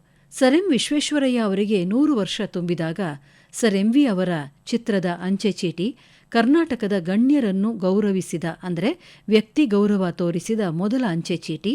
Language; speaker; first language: Kannada; native; Kannada